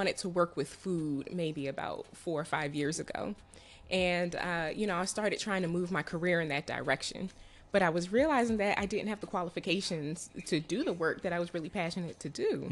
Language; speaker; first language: English; native; English